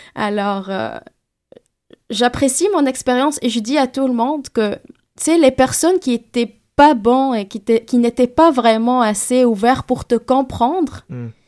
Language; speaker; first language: French; non-native, local second language; Arabic